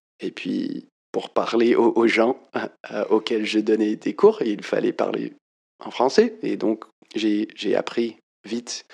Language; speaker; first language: French; non-native, fluent; English